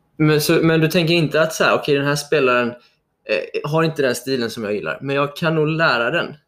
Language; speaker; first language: Swedish; native; Swedish